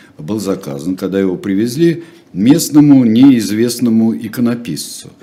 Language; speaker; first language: Russian; native; Russian